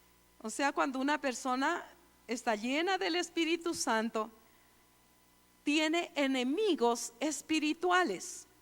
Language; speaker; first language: Spanish; native; Spanish